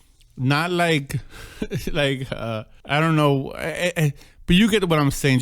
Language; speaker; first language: English; native; English